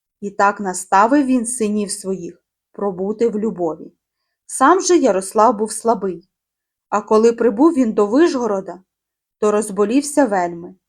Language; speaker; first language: Ukrainian; native; Ukrainian